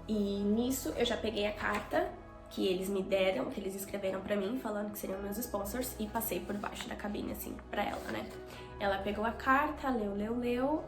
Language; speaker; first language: Portuguese; native; Portuguese